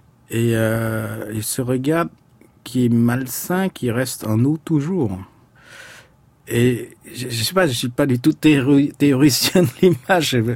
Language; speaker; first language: French; non-native, fluent; Khmer